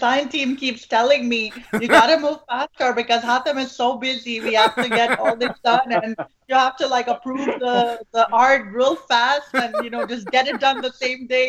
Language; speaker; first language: English; non-native, local second language; Urdu